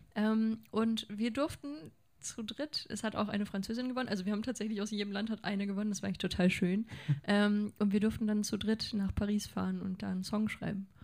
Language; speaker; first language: German; native; German